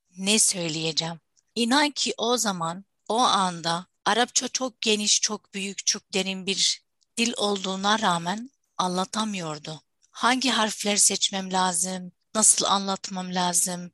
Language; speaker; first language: Turkish; non-native, fluent; Arabic